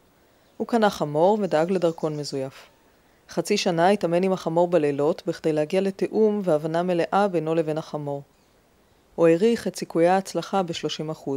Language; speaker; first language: Hebrew; native; Hebrew